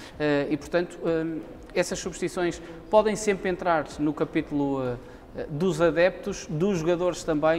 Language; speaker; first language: Portuguese; native; Portuguese